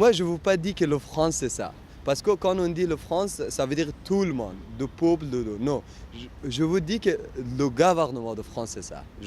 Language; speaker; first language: French; non-native, learner; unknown